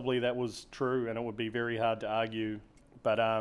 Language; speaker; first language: English; native; English